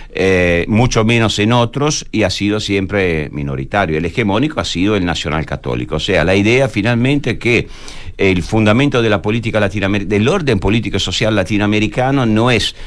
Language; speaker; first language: Spanish; non-native, fluent; Italian